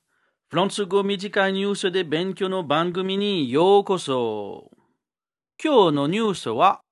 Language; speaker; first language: Japanese; non-native, learner; French